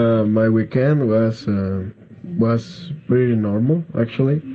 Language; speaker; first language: English; non-native, learner; Spanish